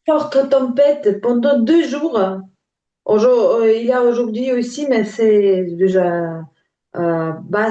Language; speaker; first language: French; non-native, learner; Ukrainian